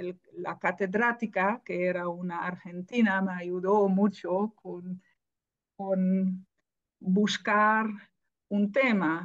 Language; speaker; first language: Spanish; non-native, fluent; Dutch